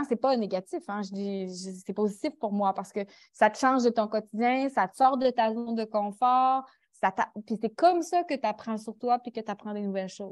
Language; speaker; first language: French; native; French